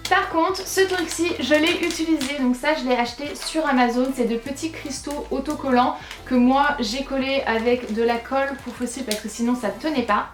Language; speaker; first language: French; native; French